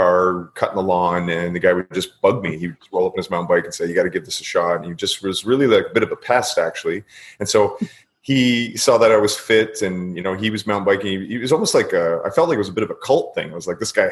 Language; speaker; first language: English; native; English